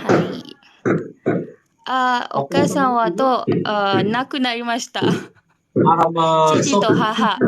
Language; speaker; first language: Japanese; non-native, learner; Malay